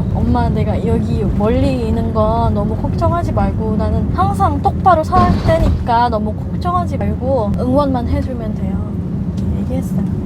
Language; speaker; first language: Korean; non-native, fluent; Indonesian